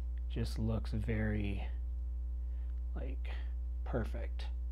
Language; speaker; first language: English; native; English